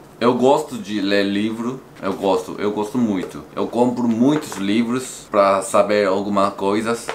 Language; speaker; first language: Portuguese; non-native, fluent; Korean